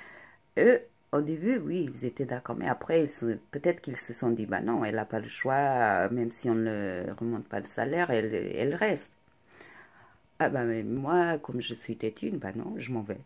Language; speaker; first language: French; non-native, fluent; Portuguese